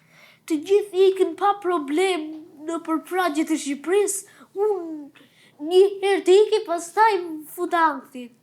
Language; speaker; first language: Albanian; early bilingual, heritage; Albanian